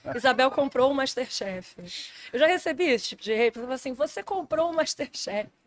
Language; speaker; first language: Portuguese; native; Portuguese